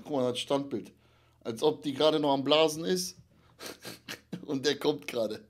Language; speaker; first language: German; native; German